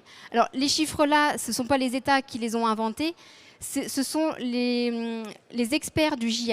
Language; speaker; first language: French; native; French